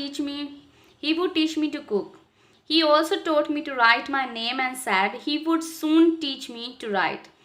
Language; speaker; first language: English; non-native, local second language; Hindi